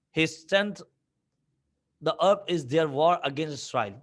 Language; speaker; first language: English; non-native, local second language; Urdu